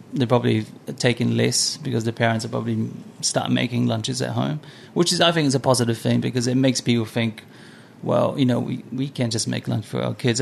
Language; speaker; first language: English; non-native, fluent; Samoan